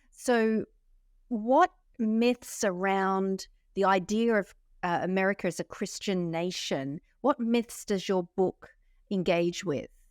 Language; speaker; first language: English; native; English